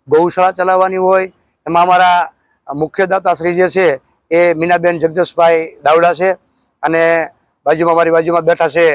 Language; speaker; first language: Gujarati; native; Gujarati